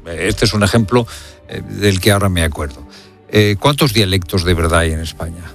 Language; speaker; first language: Spanish; native; Spanish